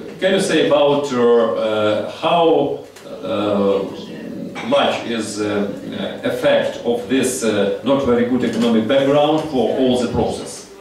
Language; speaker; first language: English; non-native, fluent; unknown